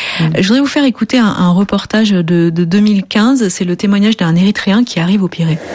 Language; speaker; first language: French; native; French